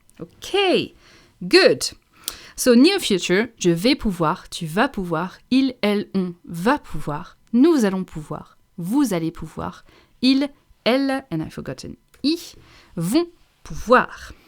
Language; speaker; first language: French; non-native, fluent; English